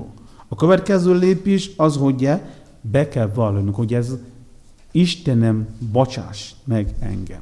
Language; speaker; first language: Hungarian; non-native, fluent; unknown